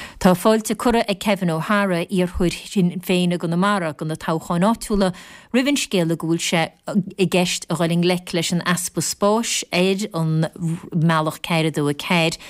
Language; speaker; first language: Irish; native; Irish